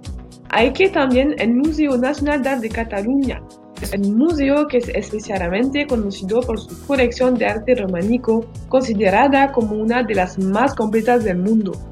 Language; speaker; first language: Spanish; non-native, learner; French